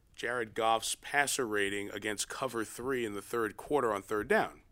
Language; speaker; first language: English; native; English